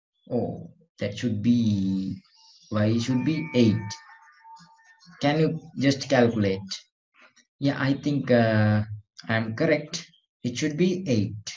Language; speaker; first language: English; non-native, local second language; Sinhala